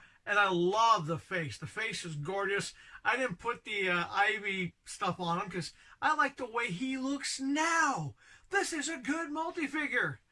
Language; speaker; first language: English; native; English